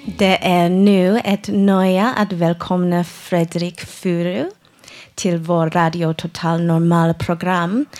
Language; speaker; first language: Swedish; non-native, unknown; English